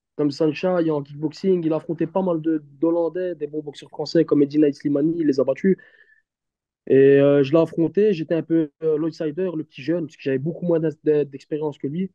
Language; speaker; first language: French; early bilingual, other home language; Turkish